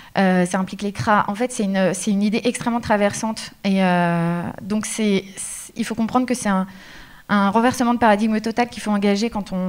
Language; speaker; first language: French; native; French